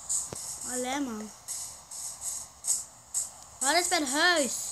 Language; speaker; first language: Dutch; early bilingual, other home language; Turkish